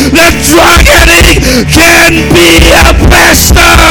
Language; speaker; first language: English; non-native, fluent; Indonesian